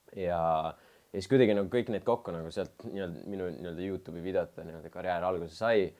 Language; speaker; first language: Estonian; non-native, local second language; Russian